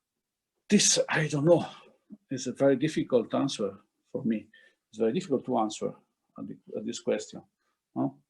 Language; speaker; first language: English; non-native, fluent; Italian